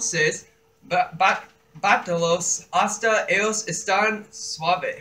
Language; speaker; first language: Spanish; non-native, learner; English